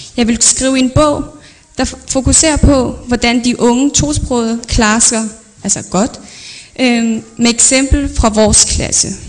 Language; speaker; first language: Danish; early bilingual, other home language; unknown